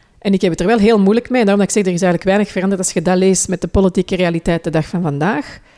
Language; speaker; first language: Dutch; early bilingual, other home language; Hindi